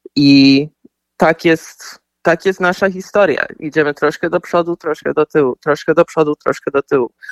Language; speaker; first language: Polish; early bilingual, heritage; Polish